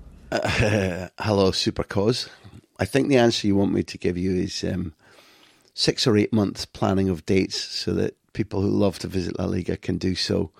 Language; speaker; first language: English; native; English